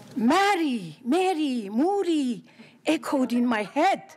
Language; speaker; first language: English; non-native, fluent; Persian